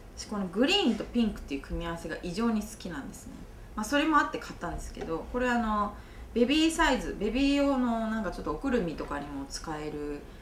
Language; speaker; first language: Japanese; native; Japanese